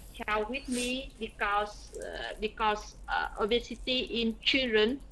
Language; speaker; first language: English; non-native, learner; Vietnamese